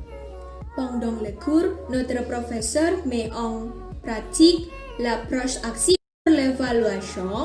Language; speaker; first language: French; non-native, learner; Indonesian